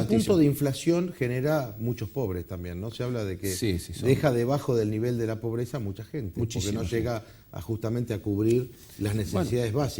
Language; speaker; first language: Spanish; native; Spanish